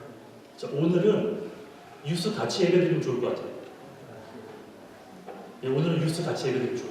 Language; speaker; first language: Korean; native; Korean